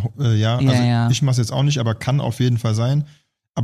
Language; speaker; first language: German; native; German